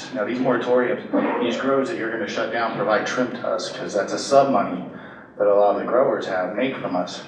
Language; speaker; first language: English; native; English